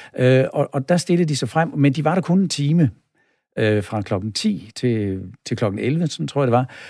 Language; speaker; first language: Danish; native; Danish